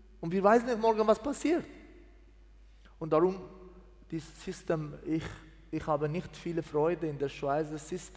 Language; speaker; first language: German; non-native, learner; Persian